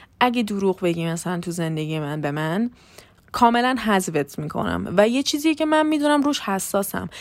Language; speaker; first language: Persian; early bilingual, heritage; Persian